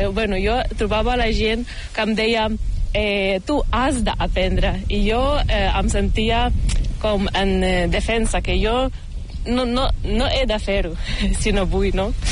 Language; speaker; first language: Catalan; non-native, learner; Ukrainian